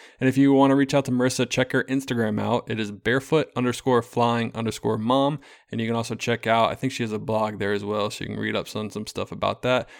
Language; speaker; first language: English; native; English